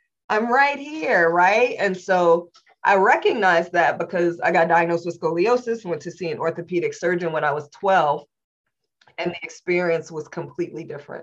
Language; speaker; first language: English; native; English